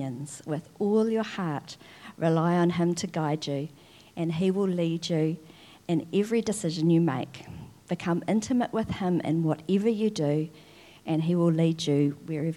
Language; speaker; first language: English; native; English